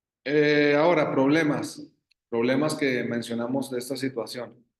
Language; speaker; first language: Spanish; native; Spanish